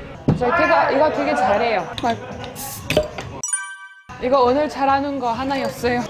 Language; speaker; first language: Korean; non-native, fluent; French